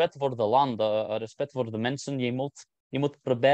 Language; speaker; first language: Dutch; non-native, learner; English